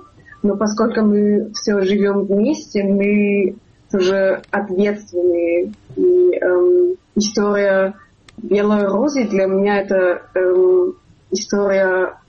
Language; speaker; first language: Russian; non-native, fluent; German